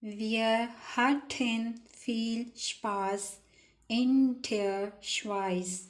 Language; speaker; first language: German; non-native, fluent; Urdu